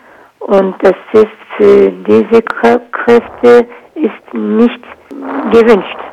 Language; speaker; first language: German; non-native, learner; Kurdish